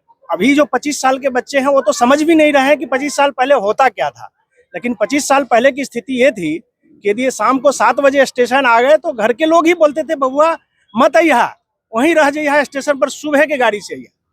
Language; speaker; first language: Hindi; native; Hindi